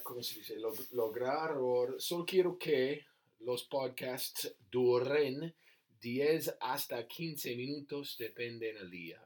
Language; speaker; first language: Spanish; non-native, learner; English